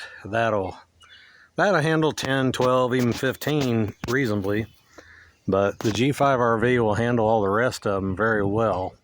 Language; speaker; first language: English; native; English